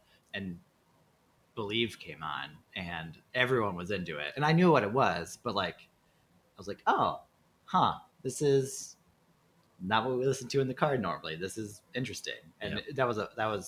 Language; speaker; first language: English; native; English